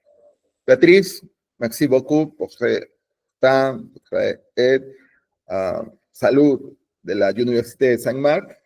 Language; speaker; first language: French; non-native, learner; Spanish